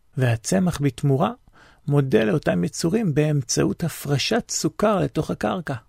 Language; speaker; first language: Hebrew; native; Hebrew